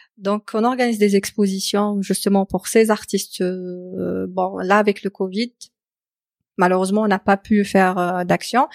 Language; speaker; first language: French; non-native, local second language; Arabic